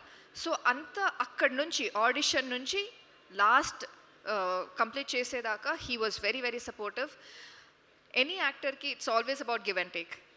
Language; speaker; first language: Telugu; non-native, local second language; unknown